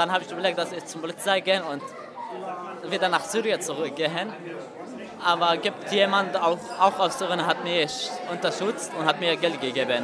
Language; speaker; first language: German; non-native, learner; Arabic